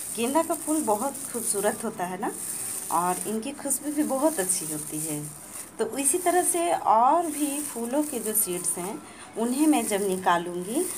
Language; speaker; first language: Hindi; native; Hindi